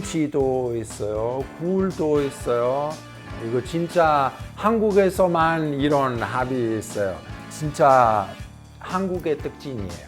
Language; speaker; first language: Korean; non-native, learner; Italian